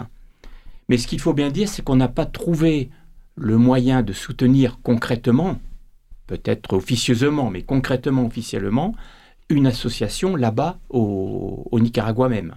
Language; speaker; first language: French; native; French